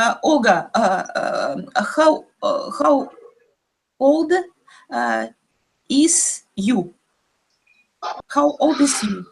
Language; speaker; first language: English; non-native, learner; Russian